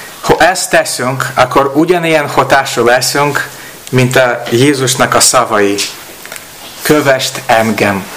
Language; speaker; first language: Hungarian; non-native, learner; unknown